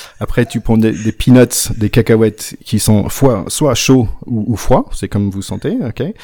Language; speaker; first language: French; non-native, fluent; English